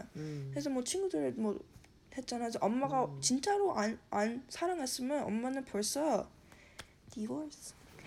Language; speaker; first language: Korean; early bilingual, heritage; Korean